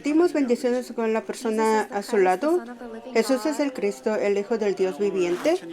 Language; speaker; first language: Spanish; non-native, fluent; Korean